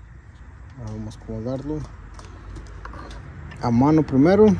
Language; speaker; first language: Spanish; early bilingual, heritage; Spanish